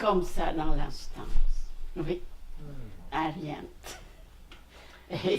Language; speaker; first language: French; non-native, fluent; Khmer